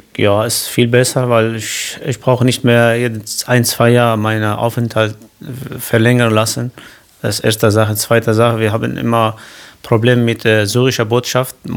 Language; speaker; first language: German; non-native, learner; Kurdish